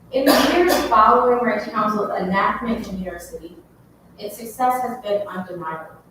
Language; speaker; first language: English; native; English